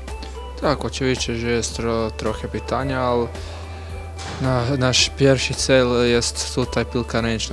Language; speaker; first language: Polish; non-native, learner; Croatian